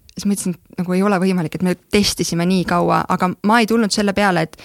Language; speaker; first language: Estonian; native; Estonian